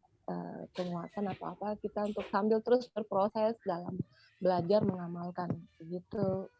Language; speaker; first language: Indonesian; native; Indonesian